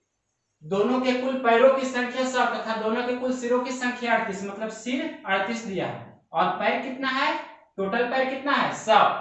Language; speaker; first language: Hindi; native; Hindi